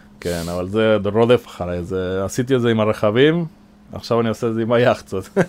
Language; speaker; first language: Hebrew; non-native, fluent; Spanish